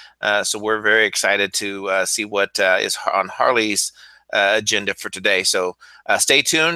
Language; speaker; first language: English; native; English